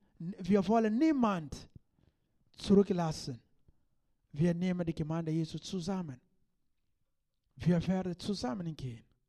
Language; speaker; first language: German; non-native, learner; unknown